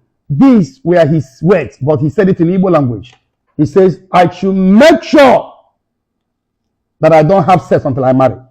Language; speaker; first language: English; non-native, local second language; Igbo